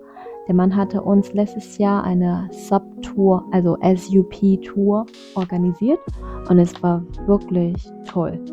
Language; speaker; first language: German; non-native, fluent; Vietnamese